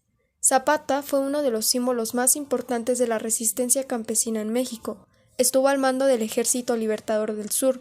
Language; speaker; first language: Spanish; native; Spanish